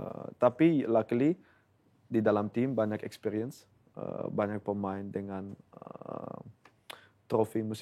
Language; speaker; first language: Indonesian; non-native, fluent; Dutch